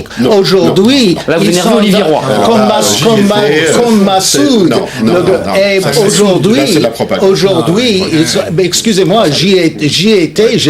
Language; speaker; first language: French; non-native, fluent; English